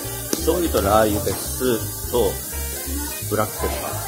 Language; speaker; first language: Japanese; native; Japanese